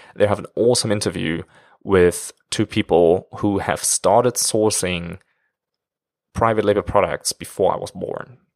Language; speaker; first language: English; non-native, fluent; German